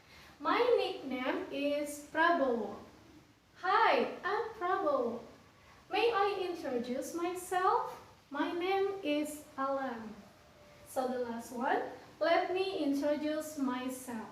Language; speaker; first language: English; non-native, fluent; Indonesian